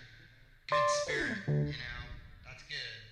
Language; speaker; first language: English; native; English